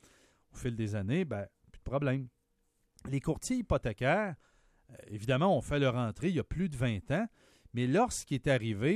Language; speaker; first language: French; native; French